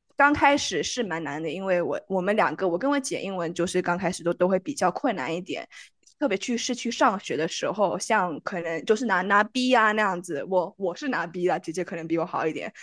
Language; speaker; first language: Chinese; early bilingual, heritage; Chinese